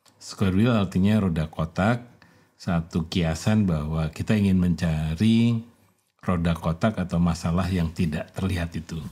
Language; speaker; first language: Indonesian; native; Indonesian